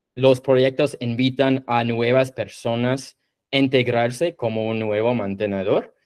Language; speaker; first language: Spanish; non-native, fluent; English